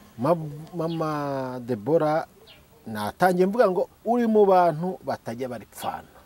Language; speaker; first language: Kinyarwanda; native; Kinyarwanda